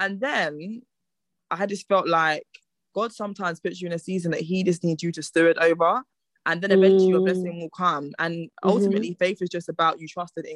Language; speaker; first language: English; native; English